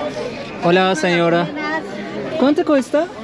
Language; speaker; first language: Spanish; non-native, learner; Turkish